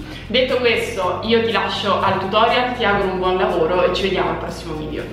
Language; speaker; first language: Italian; native; Italian